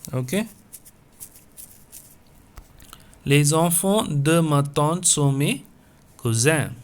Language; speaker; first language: French; non-native, fluent; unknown